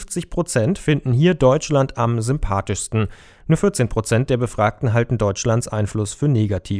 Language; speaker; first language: German; native; German